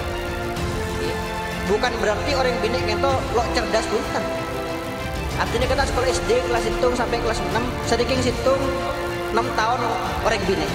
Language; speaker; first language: Indonesian; non-native, local second language; Madurese